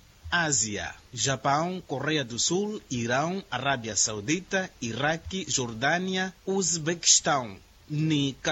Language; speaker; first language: Portuguese; non-native, local second language; Makhuwa